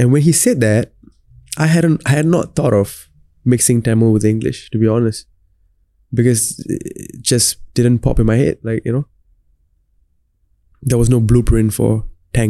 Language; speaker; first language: English; non-native, local second language; Tamil